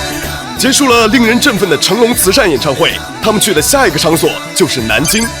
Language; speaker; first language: Chinese; native; Chinese